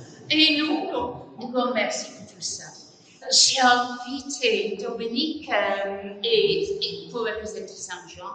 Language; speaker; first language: French; non-native, fluent; English